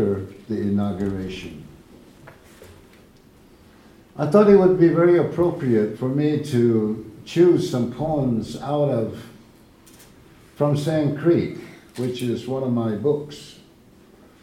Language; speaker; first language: English; early bilingual, other home language; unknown